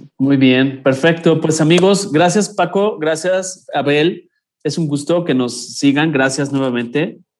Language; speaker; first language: Spanish; native; Spanish